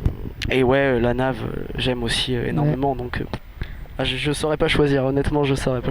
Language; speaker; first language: French; native; French